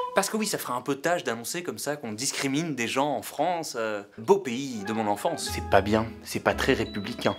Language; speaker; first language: French; native; French